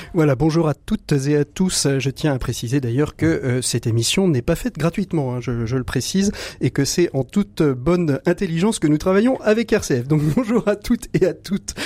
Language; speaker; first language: French; native; French